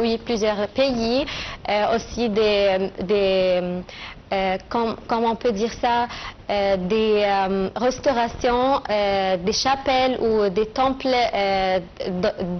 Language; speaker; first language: French; non-native, fluent; Arabic